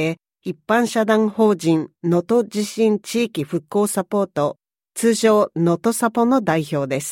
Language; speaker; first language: Japanese; native; Japanese